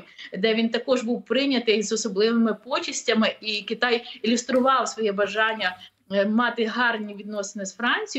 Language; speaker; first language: Ukrainian; native; Ukrainian